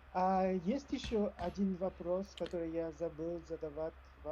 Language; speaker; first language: Russian; non-native, learner; French